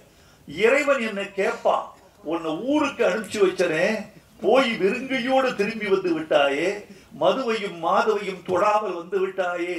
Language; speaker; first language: Tamil; native; Tamil